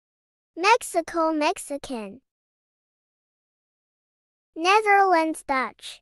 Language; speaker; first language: English; non-native, fluent; Turkish